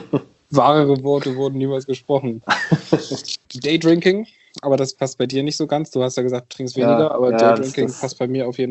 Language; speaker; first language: German; native; German